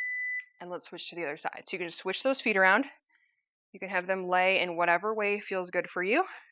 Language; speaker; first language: English; native; English